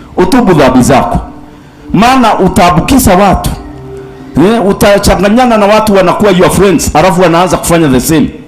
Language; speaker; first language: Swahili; native; Swahili